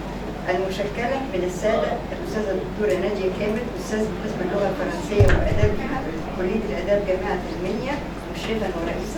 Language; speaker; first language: Arabic; native; Arabic